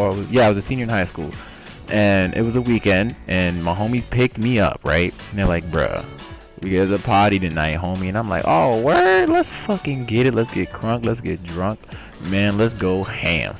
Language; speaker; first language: English; native; English